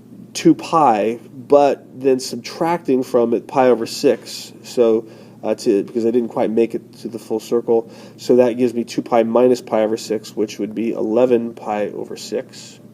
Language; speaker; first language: English; native; English